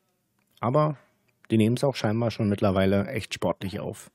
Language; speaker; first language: German; native; German